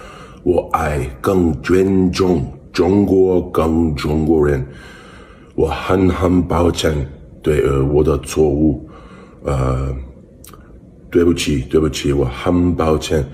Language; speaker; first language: Chinese; non-native, learner; English